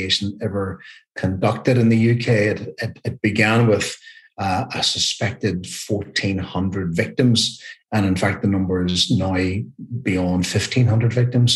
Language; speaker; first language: English; native; English